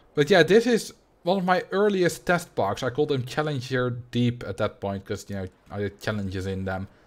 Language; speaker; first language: English; non-native, fluent; Dutch